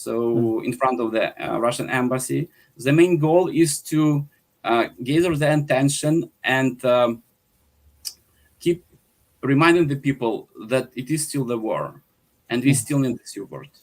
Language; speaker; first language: English; non-native, fluent; Ukrainian